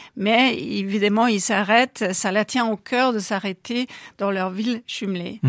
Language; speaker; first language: French; non-native, fluent; German